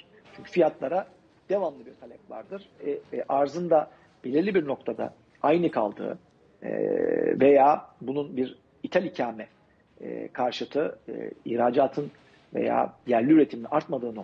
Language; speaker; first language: Turkish; native; Turkish